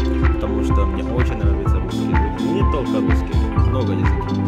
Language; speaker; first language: Russian; non-native, learner; Indonesian